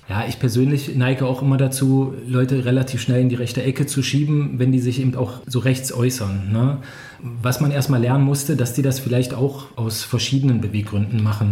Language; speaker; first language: German; native; German